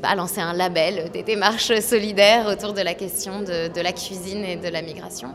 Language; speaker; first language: French; native; French